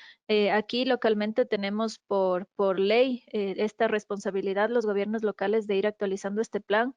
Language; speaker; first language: Spanish; native; Spanish